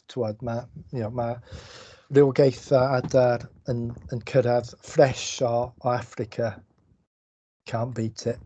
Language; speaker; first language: Welsh; non-native, local second language; English